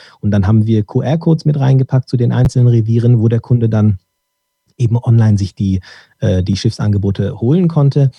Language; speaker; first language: German; early bilingual, other home language; Turkish